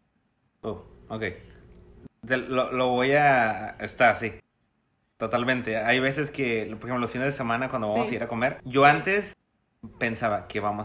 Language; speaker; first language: Spanish; native; Spanish